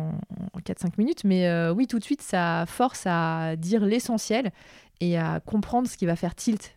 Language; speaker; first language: French; native; French